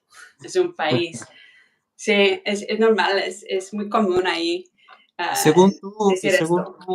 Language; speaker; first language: Spanish; non-native, fluent; English